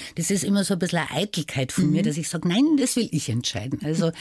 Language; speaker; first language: German; native; German